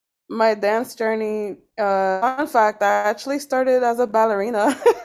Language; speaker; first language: English; early bilingual, other home language; Spanish